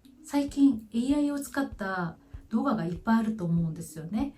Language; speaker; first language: Japanese; non-native, fluent; Korean